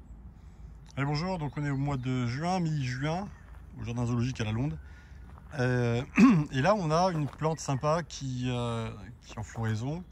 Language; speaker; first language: French; native; French